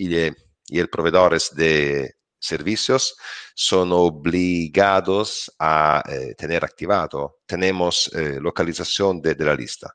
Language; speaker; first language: Spanish; non-native, learner; Italian